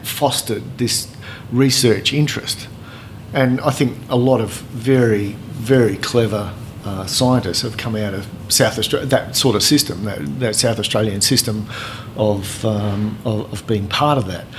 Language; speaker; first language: English; native; English